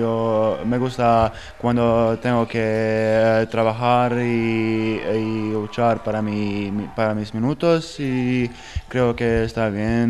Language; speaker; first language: Spanish; non-native, fluent; Bosnian